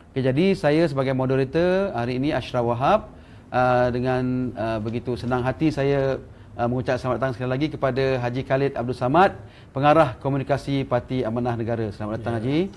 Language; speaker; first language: Malay; native; Malay